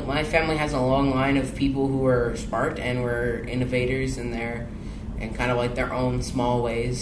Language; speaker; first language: English; native; English